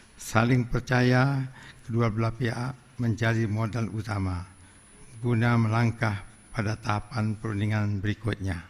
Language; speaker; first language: Indonesian; non-native, local second language; Achinese